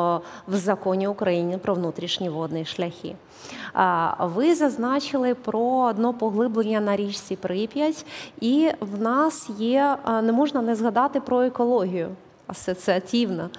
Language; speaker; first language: Ukrainian; native; Ukrainian